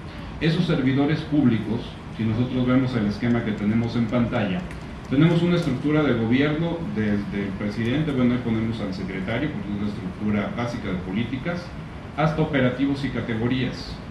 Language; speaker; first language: Spanish; native; Spanish